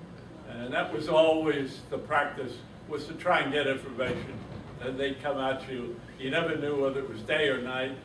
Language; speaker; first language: English; native; English